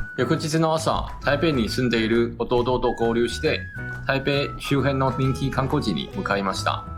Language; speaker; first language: Japanese; non-native, fluent; Chinese